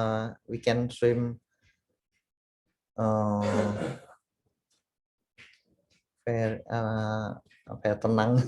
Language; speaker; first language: English; non-native, learner; Indonesian